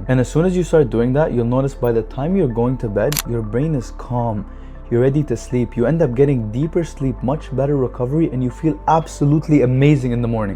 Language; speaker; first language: English; non-native, fluent; Arabic